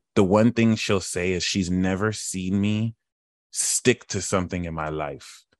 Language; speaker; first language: English; early bilingual, other home language; Yoruba